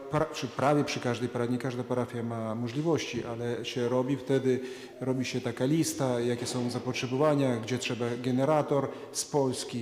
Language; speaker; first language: Polish; non-native, fluent; Ukrainian